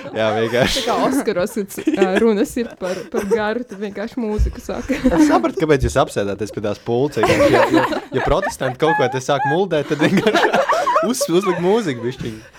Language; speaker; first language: Latvian; native; Latvian